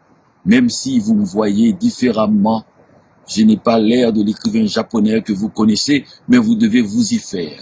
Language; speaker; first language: French; non-native, local second language; Haitian Creole